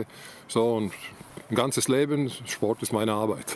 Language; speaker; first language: German; non-native, learner; Latvian